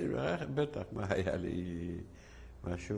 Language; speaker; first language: Hebrew; non-native, fluent; Yiddish